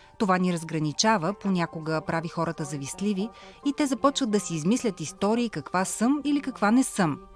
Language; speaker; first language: Bulgarian; early bilingual, heritage; Bulgarian